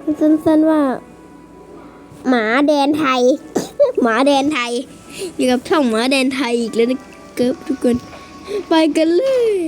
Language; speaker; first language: Thai; native; Thai